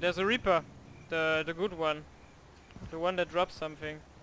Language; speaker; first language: English; non-native, learner; German